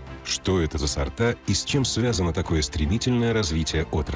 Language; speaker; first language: Russian; native; Russian